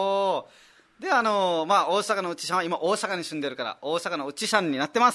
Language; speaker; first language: Japanese; non-native, fluent; Nepali